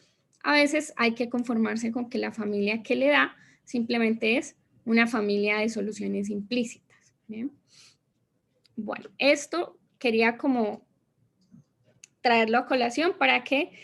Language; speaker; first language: Spanish; native; Spanish